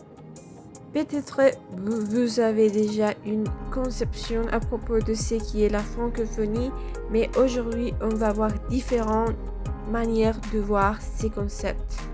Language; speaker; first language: French; non-native, fluent; Spanish